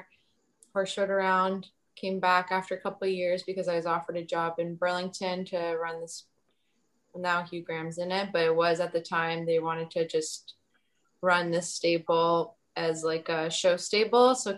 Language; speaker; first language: English; native; English